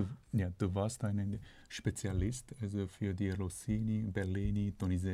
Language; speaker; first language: German; non-native, learner; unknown